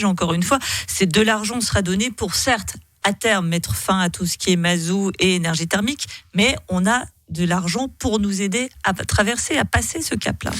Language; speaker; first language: French; native; French